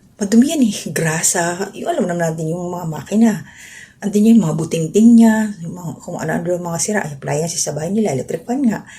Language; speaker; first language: Filipino; non-native, local second language; Waray